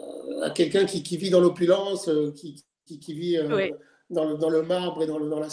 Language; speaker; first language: French; native; French